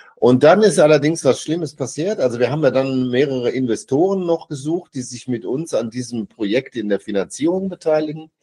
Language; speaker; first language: German; native; German